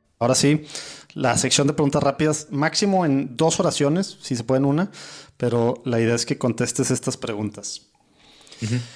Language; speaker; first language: Spanish; native; Spanish